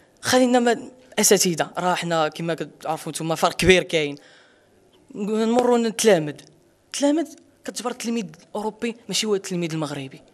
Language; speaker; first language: Arabic; non-native, local second language; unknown